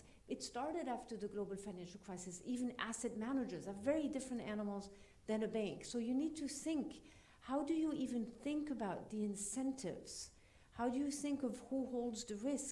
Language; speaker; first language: English; non-native, fluent; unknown